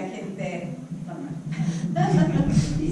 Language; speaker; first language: Spanish; non-native, fluent; Swedish